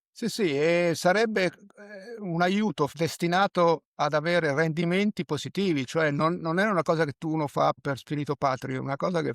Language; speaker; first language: Italian; native; Italian